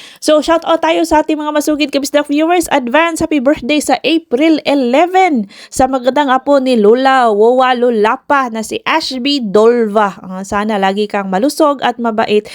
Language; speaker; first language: Filipino; non-native, local second language; Cebuano